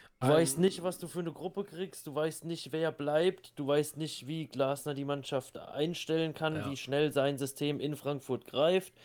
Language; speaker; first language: German; native; German